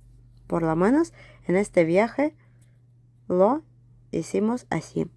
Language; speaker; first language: Spanish; non-native, fluent; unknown